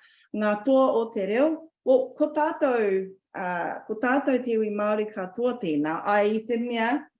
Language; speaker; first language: Māori; non-native, local second language; English